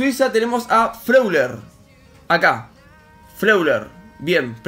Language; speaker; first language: Spanish; native; Spanish